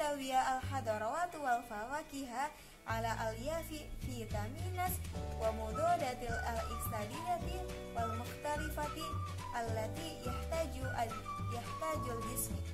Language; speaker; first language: Arabic; non-native, learner; Indonesian